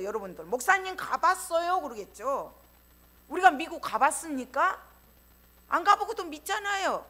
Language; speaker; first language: Korean; native; Korean